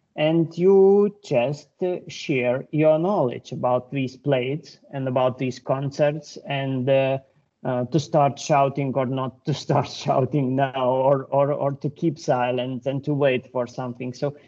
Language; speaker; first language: English; non-native, fluent; Lithuanian